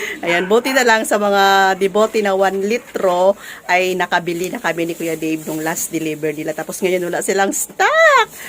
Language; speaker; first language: Filipino; non-native, local second language; Cebuano